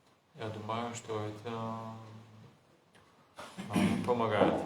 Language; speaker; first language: Russian; non-native, learner; Bulgarian